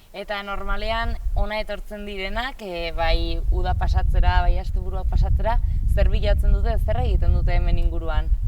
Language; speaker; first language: Basque; native; Basque